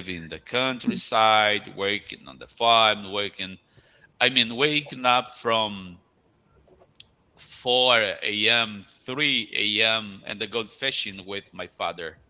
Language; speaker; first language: English; non-native, fluent; Portuguese